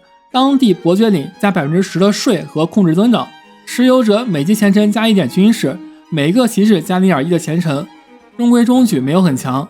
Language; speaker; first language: Chinese; native; Chinese